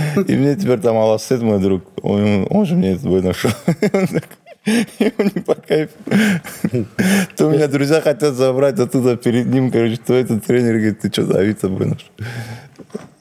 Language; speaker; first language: Russian; non-native, local second language; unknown